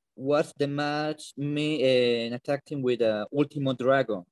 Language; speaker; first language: English; non-native, learner; Spanish